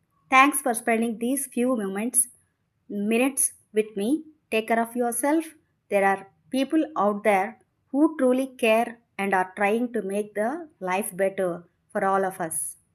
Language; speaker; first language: English; non-native, local second language; Telugu